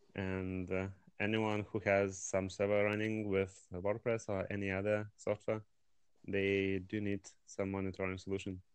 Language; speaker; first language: English; non-native, fluent; Lithuanian